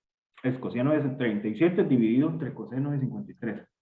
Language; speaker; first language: Spanish; native; Spanish